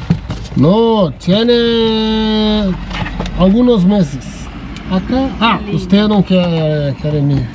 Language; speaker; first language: Spanish; non-native, learner; Portuguese